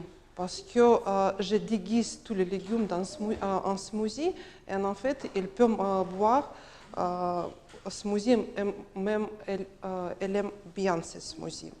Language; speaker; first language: French; non-native, learner; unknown